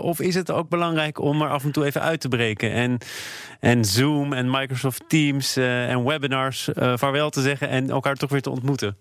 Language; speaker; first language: Dutch; native; Dutch